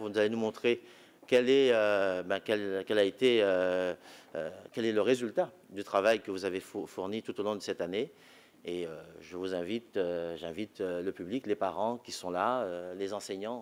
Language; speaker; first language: French; native; French